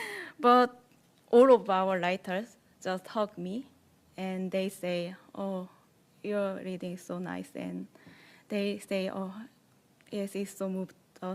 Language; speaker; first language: English; non-native, learner; Korean